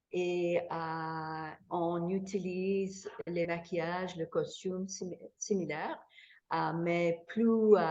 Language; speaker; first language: French; non-native, fluent; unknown